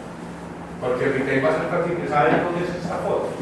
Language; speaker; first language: Spanish; native; Spanish